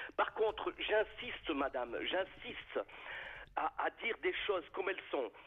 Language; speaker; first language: French; native; French